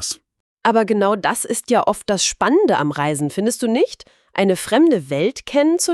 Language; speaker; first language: German; native; German